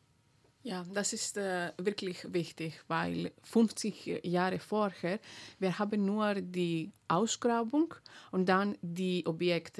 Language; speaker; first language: German; non-native, fluent; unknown